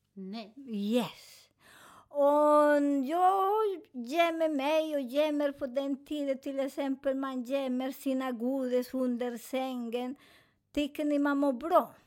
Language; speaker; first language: Swedish; non-native, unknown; Spanish